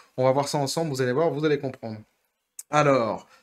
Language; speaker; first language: French; native; French